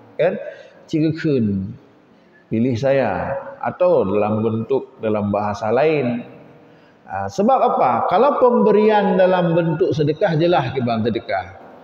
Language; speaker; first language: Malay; non-native, local second language; Achinese